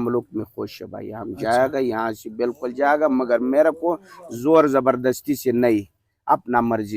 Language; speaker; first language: Hindi; non-native, local second language; Pashto